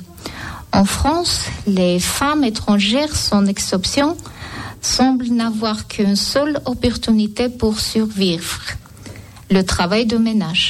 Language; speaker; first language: French; non-native, fluent; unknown